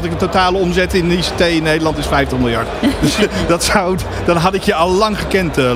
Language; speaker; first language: Dutch; native; Dutch